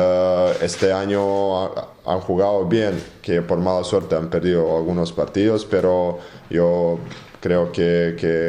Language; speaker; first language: Spanish; non-native, fluent; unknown